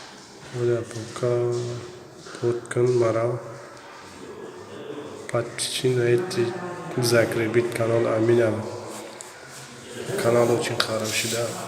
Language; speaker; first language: Russian; non-native, learner; Tajik